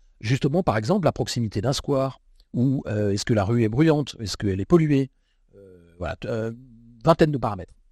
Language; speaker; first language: French; native; French